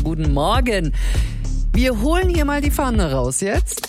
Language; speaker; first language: German; native; German